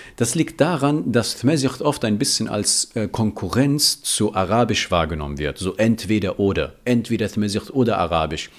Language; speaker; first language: German; early bilingual, other home language; Riffian